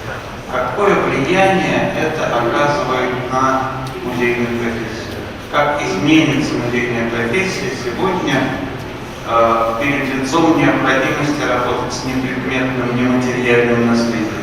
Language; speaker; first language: Russian; native; Russian